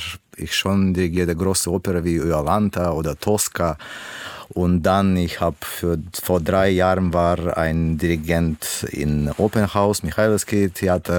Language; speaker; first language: German; non-native, learner; Russian